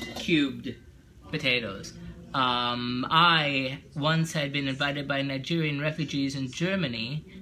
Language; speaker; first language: English; native; English